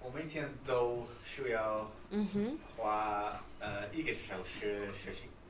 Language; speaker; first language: Chinese; non-native, learner; English